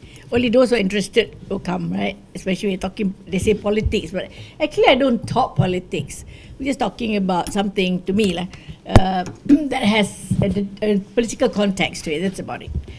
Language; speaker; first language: English; non-native, local second language; Malay